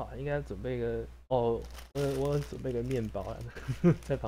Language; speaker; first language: Chinese; native; Chinese